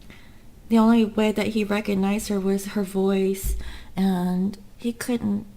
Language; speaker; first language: English; native; English